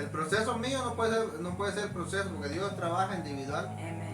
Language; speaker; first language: Spanish; native; Spanish